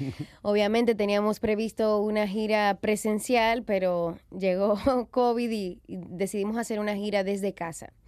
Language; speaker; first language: Spanish; native; Spanish